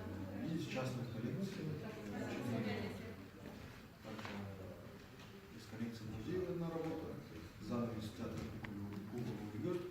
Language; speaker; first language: Russian; native; Russian